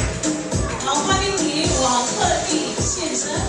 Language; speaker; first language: Chinese; early bilingual, heritage; Chinese